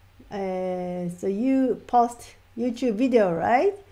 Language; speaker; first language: English; non-native, fluent; Japanese